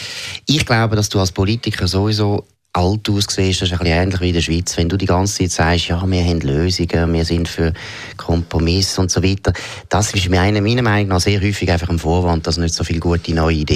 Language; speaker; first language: German; native; German